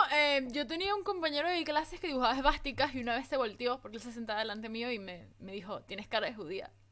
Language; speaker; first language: Spanish; native; Spanish